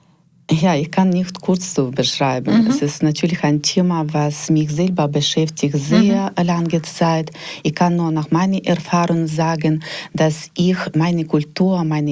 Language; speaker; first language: German; non-native, learner; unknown